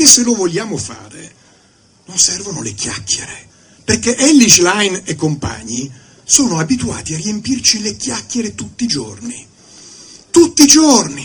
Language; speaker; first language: Italian; native; Italian